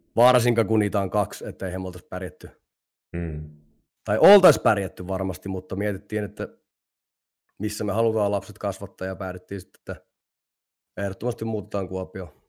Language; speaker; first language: Finnish; native; Finnish